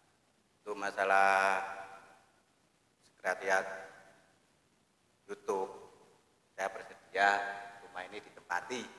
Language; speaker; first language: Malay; non-native, local second language; Javanese